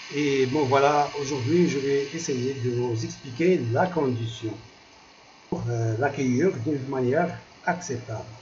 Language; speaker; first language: French; non-native, local second language; Arabic